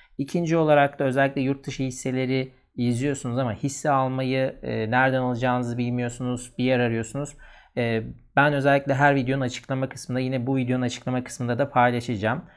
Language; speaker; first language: Turkish; native; Turkish